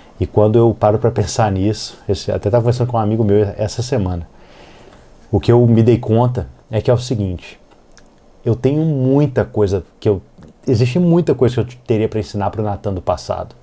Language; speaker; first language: Portuguese; native; Portuguese